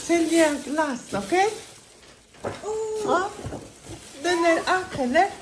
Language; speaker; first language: Swedish; non-native, learner; Mongolian